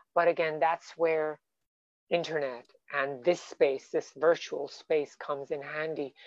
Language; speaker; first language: English; non-native, fluent; Persian